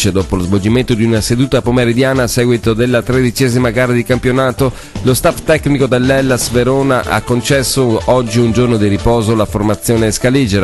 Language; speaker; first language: Italian; native; Italian